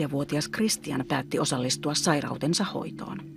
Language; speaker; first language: Finnish; native; Finnish